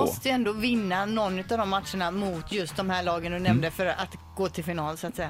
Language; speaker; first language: Swedish; native; Swedish